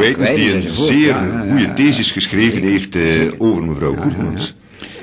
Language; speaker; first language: Dutch; native; Dutch